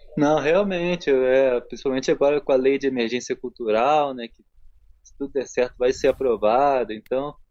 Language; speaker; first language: Portuguese; native; Portuguese